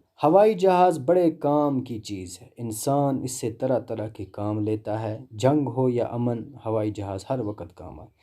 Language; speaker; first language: Urdu; non-native, local second language; Kashmiri